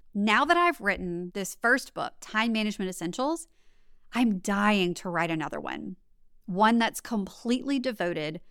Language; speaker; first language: English; native; English